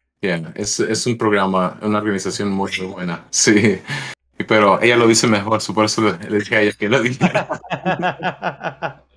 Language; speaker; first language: Spanish; early bilingual, heritage; Spanish